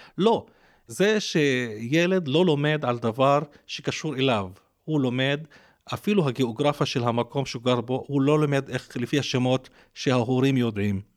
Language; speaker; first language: Hebrew; non-native, local second language; Arabic